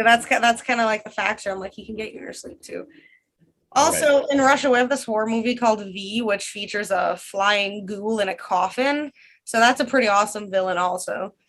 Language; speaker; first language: English; non-native, fluent; Russian